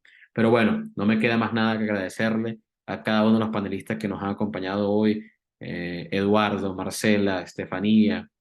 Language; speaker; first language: Spanish; native; Spanish